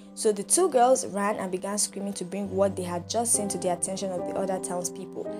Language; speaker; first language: English; non-native, local second language; Yoruba